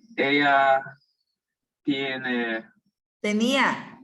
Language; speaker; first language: Spanish; non-native, learner; English